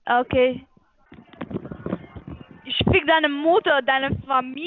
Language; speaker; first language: German; non-native, learner; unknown